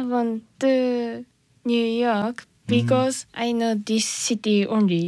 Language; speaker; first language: English; non-native, learner; Japanese